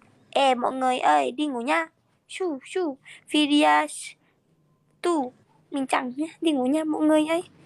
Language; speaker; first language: Vietnamese; non-native, learner; Indonesian